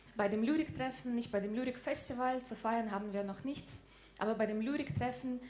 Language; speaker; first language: German; non-native, fluent; Ukrainian